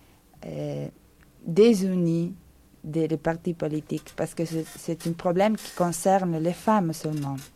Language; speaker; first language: French; non-native, fluent; Spanish